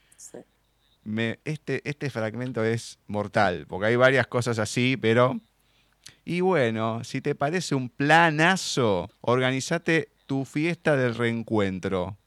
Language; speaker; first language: Spanish; native; Spanish